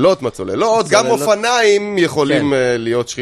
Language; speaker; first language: Hebrew; native; Hebrew